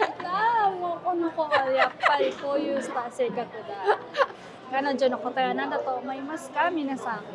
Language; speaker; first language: Japanese; non-native, fluent; Filipino